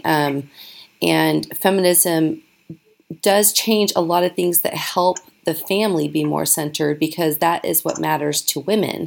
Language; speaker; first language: English; native; English